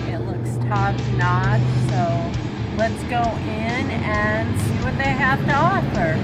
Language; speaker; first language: English; native; English